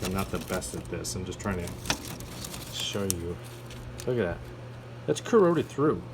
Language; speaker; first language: English; native; English